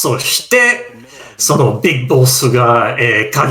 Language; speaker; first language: Japanese; non-native, fluent; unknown